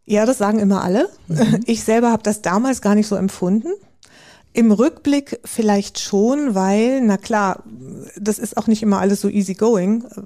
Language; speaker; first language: German; native; German